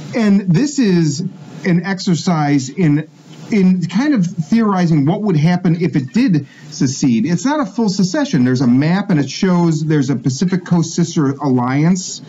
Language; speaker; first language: English; native; English